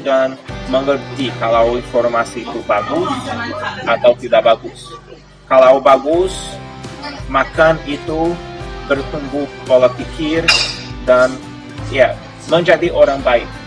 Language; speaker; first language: Indonesian; non-native, fluent; Portuguese